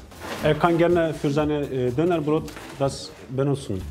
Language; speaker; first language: German; non-native, learner; Turkish